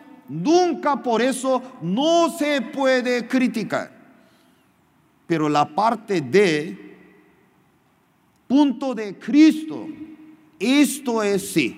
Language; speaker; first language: Spanish; non-native, fluent; Korean